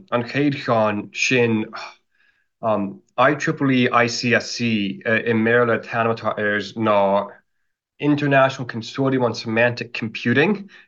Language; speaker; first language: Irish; non-native, fluent; English